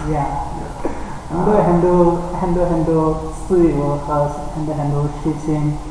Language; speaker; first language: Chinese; non-native, learner; Bangla